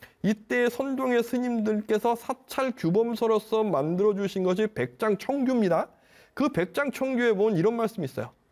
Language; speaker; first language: Korean; native; Korean